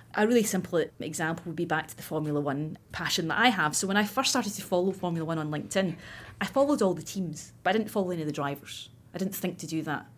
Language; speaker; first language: English; native; English